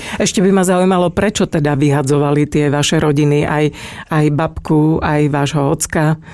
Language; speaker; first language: Slovak; native; Slovak